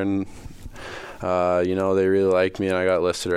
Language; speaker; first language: English; native; English